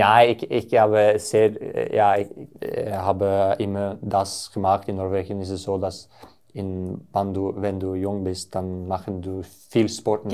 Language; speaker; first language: German; non-native, learner; Norwegian